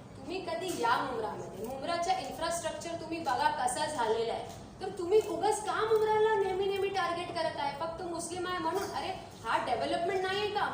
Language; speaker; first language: Marathi; non-native, local second language; Urdu